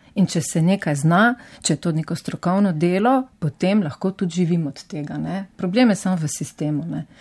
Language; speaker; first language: Slovenian; native; Slovenian